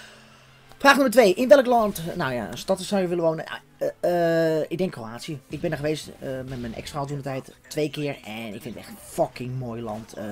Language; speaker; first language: Dutch; native; Dutch